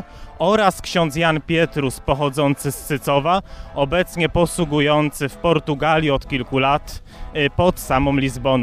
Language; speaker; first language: Polish; native; Polish